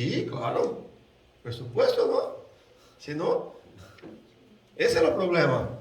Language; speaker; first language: Spanish; non-native, learner; Portuguese